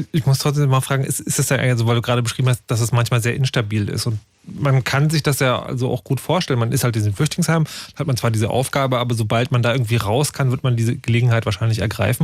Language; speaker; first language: German; native; German